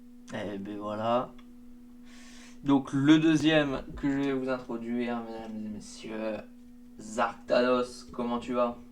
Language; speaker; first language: French; native; French